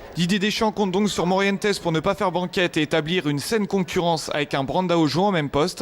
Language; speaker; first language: French; native; French